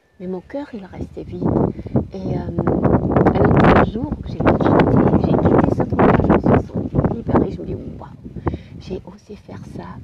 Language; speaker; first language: French; non-native, fluent; German